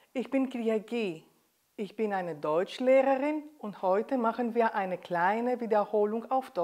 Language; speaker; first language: German; non-native, fluent; Greek